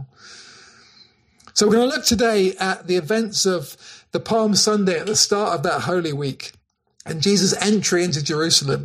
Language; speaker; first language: English; native; English